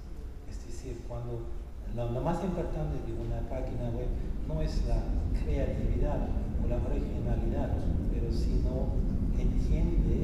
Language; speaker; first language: Spanish; non-native, fluent; German